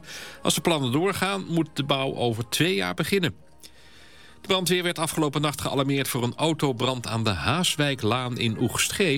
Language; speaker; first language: Dutch; native; Dutch